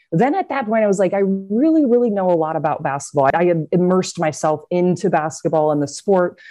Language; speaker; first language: English; native; English